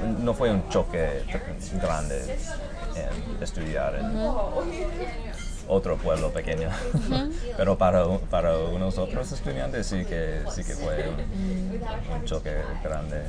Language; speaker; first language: Spanish; non-native, fluent; English